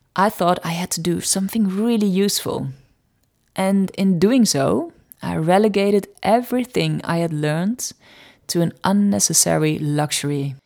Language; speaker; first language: English; non-native, fluent; Dutch